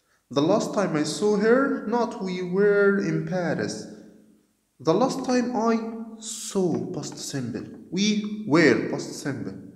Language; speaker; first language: English; non-native, fluent; Arabic